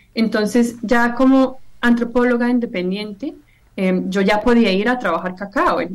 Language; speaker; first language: Spanish; non-native, fluent; English